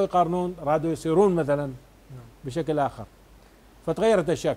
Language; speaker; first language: Arabic; native; Arabic